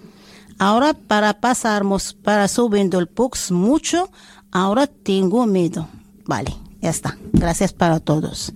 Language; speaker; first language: Spanish; non-native, learner; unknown